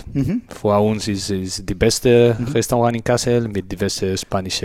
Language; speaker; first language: German; non-native, learner; Spanish